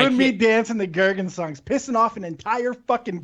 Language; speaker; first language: English; native; English